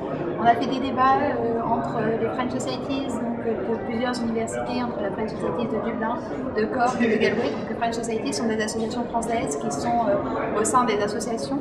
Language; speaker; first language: French; native; French